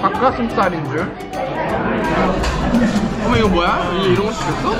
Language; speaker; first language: Korean; native; Korean